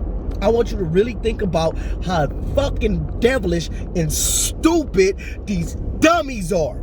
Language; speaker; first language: English; native; English